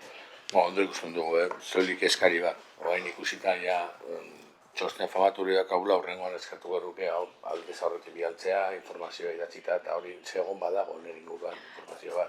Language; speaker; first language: Basque; native; Basque